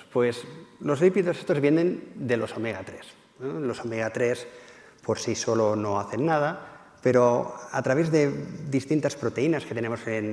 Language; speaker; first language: Spanish; native; Spanish